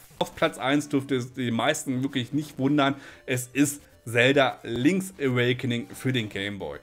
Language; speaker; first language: German; native; German